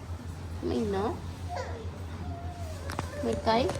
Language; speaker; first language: Japanese; non-native, fluent; Filipino